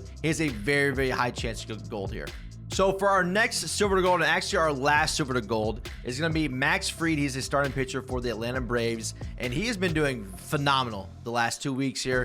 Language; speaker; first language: English; native; English